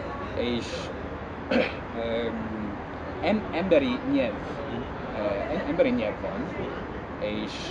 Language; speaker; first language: Hungarian; non-native, learner; English